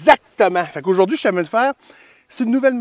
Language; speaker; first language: French; native; French